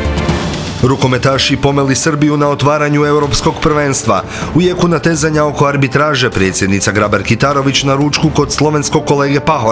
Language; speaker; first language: Croatian; native; Croatian